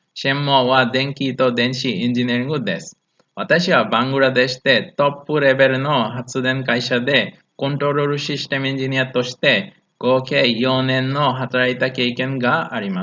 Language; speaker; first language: Japanese; non-native, learner; Bangla